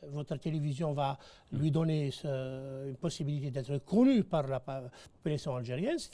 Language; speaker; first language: French; non-native, local second language; Arabic